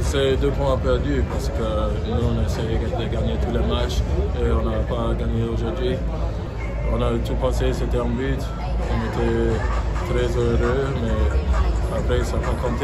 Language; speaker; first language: French; non-native, fluent; English